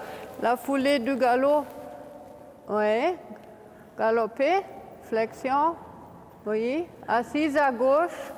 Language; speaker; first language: French; non-native, fluent; German